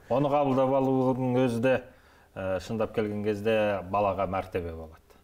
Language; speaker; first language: Kazakh; native; Kazakh